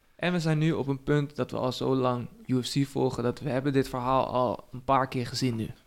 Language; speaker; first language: Dutch; native; Dutch